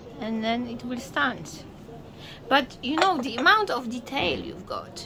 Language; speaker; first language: English; non-native, fluent; Polish